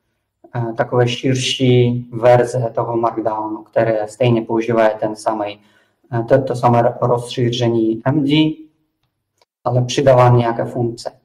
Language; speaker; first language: Czech; non-native, fluent; Russian